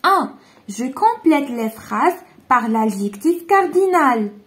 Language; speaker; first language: French; non-native, local second language; Arabic